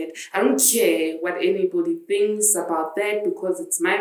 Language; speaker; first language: English; non-native, local second language; Zulu